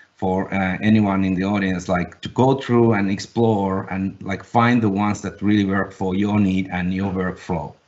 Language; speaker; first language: English; non-native, fluent; Finnish